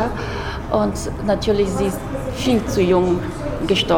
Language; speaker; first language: German; non-native, learner; Russian